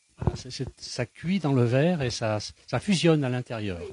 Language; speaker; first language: French; native; French